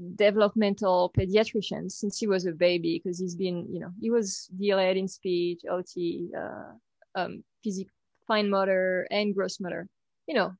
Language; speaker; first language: English; non-native, fluent; French